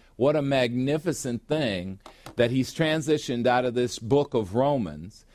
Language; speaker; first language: English; native; English